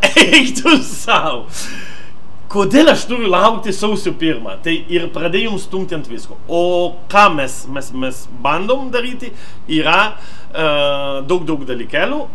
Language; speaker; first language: Lithuanian; non-native, fluent; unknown